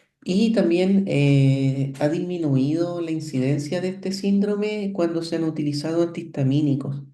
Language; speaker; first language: Spanish; native; Spanish